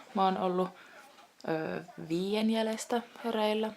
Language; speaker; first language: Finnish; native; Finnish